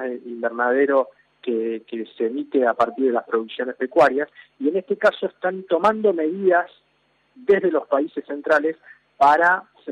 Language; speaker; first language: Spanish; native; Spanish